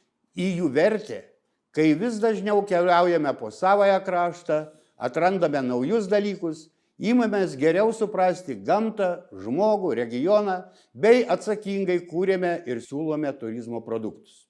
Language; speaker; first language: Lithuanian; native; Lithuanian